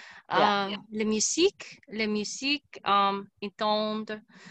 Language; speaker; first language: French; non-native, learner; English